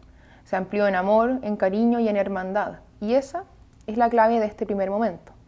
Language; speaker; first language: Spanish; native; Spanish